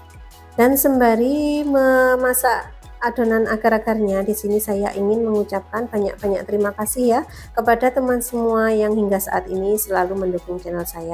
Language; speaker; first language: Indonesian; native; Indonesian